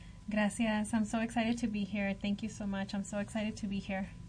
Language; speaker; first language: English; early bilingual, other home language; Spanish